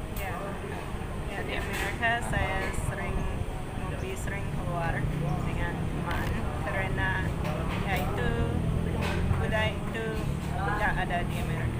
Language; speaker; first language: Indonesian; non-native, fluent; English